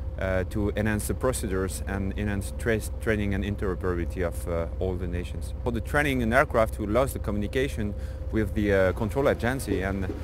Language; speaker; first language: English; non-native, fluent; French